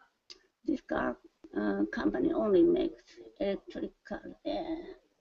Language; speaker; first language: English; non-native, learner; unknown